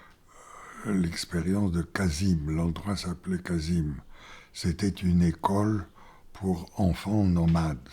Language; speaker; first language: French; non-native, fluent; Bulgarian